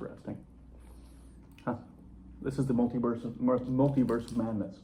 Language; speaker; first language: English; native; English